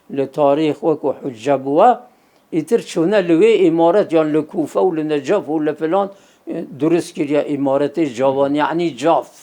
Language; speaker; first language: Central Kurdish; non-native, local second language; Kurdish